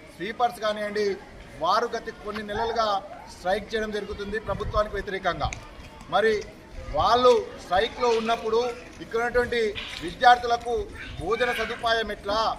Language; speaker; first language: Telugu; native; Telugu